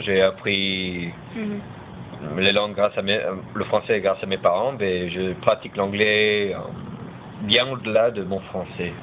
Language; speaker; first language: French; early bilingual, heritage; French